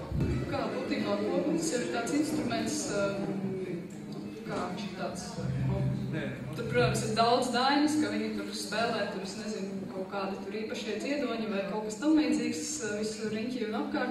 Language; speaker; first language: Latvian; native; Latvian